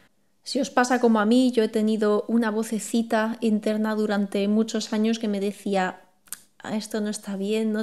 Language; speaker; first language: Spanish; native; Spanish